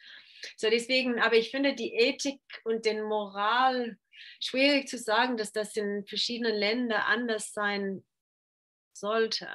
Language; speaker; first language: German; non-native, fluent; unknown